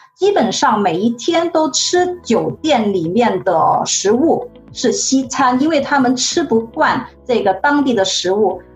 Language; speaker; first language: Chinese; native; Chinese